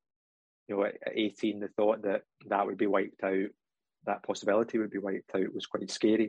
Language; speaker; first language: English; native; English